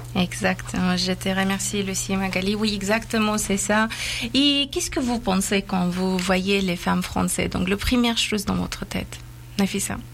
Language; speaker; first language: French; non-native, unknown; Persian